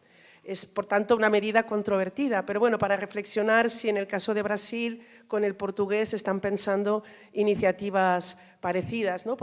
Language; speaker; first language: Spanish; native; Spanish